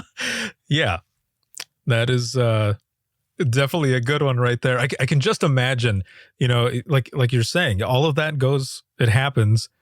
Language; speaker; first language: English; native; English